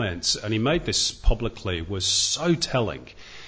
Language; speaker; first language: English; native; English